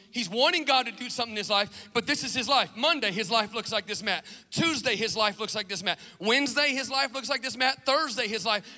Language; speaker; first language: English; native; English